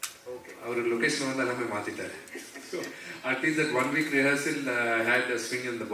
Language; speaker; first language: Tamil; non-native, local second language; Malayalam